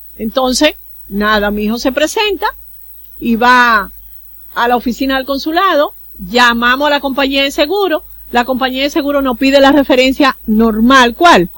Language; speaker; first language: Spanish; native; Spanish